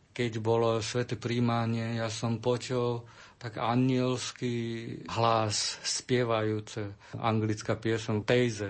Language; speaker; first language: Slovak; non-native, learner; Chinese